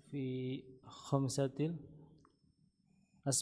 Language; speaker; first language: Arabic; non-native, learner; Indonesian